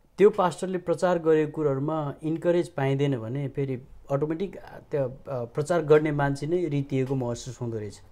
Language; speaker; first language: Nepali; native; Nepali